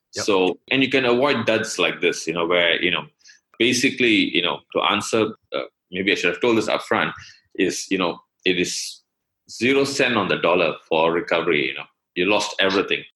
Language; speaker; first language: English; non-native, local second language; Tamil